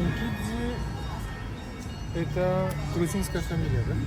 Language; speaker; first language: Russian; non-native, fluent; French